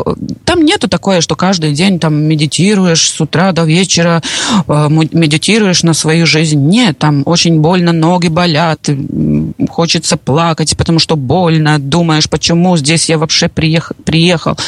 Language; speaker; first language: Russian; non-native, local second language; Latvian